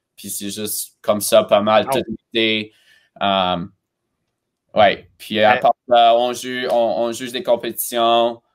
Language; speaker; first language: French; early bilingual, other home language; Romanian